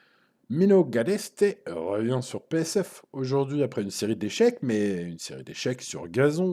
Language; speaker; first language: French; native; French